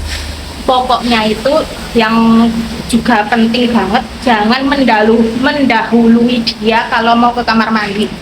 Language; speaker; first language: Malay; non-native, local second language; Javanese